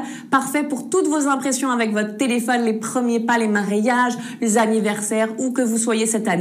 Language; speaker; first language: French; native; French